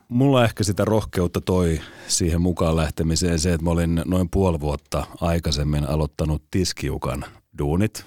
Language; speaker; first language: Finnish; native; Finnish